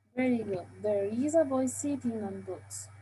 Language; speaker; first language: English; non-native, fluent; Spanish